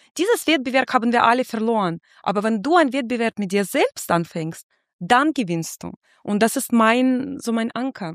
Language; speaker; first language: German; non-native, fluent; Russian